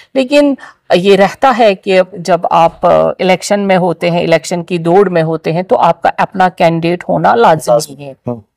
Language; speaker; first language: Hindi; non-native, local second language; Kashmiri